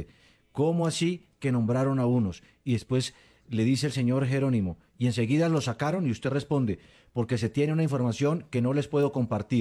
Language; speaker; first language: Spanish; native; Spanish